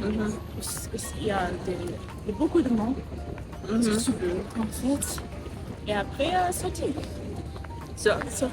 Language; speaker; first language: French; non-native, fluent; German